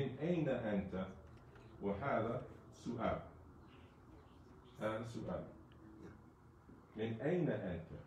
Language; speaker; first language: Arabic; non-native, fluent; English